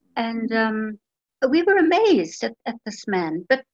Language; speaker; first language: English; native; English